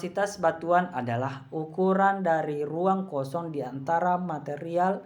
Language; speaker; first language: Indonesian; native; Indonesian